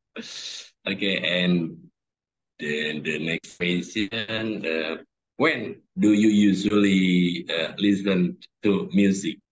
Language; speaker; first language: English; non-native, fluent; Indonesian